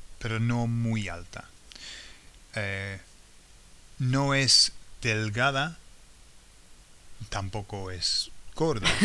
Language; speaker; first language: Spanish; non-native, fluent; English